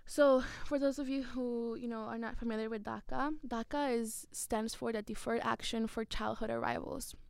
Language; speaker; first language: English; early bilingual, other home language; Spanish